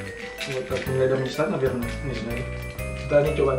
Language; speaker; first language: Russian; non-native, learner; Indonesian